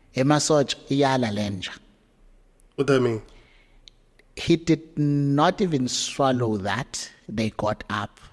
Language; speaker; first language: English; non-native, local second language; Zulu